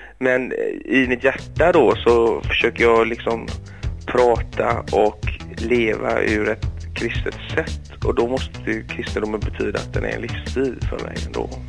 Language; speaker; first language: Swedish; early bilingual, other home language; Greek